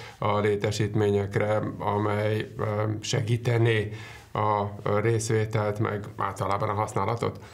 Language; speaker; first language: Hungarian; native; Hungarian